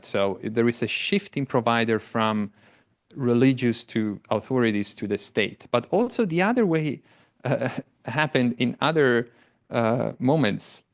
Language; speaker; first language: English; non-native, fluent; Italian